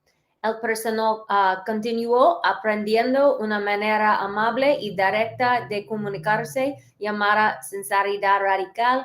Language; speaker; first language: Spanish; early bilingual, heritage; English